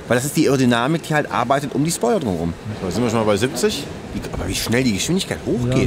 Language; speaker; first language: German; native; German